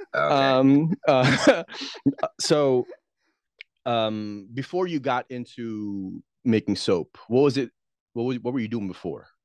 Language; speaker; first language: English; non-native, local second language; Filipino